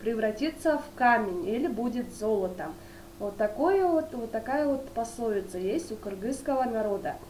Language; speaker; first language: Russian; non-native, local second language; Kyrgyz